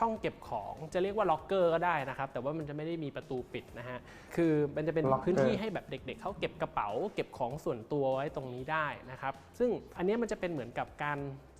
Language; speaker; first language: Thai; native; Thai